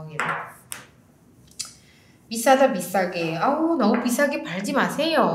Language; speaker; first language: Korean; non-native, fluent; Indonesian